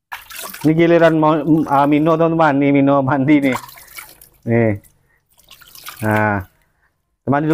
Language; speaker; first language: Indonesian; native; Indonesian